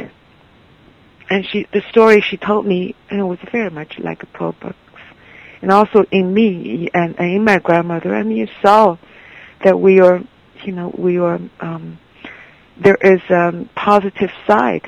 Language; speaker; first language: English; non-native, fluent; Chinese